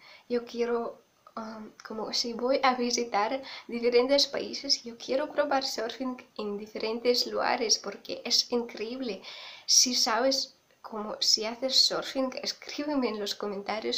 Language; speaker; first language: Spanish; non-native, fluent; Russian